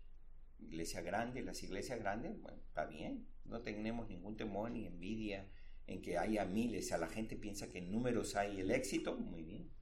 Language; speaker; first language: Spanish; native; Spanish